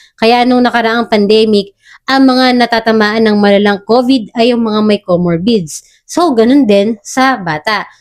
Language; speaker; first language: Filipino; native; Filipino